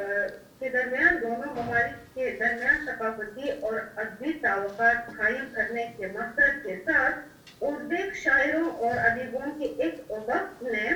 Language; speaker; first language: Hindi; non-native, fluent; Uzbek